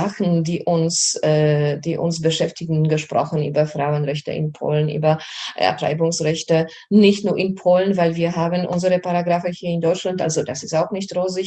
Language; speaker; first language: German; non-native, fluent; Polish